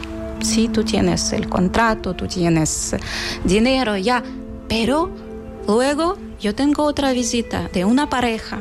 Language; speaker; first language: Spanish; non-native, fluent; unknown